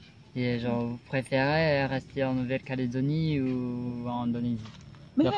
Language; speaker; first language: French; non-native, learner; Indonesian